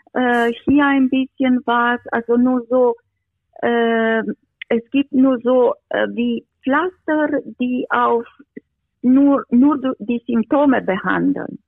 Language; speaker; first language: German; non-native, fluent; Romanian